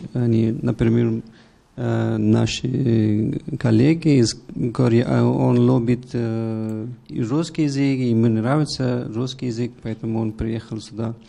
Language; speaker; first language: Russian; non-native, learner; Persian